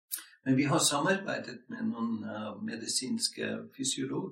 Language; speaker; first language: Norwegian; non-native, fluent; English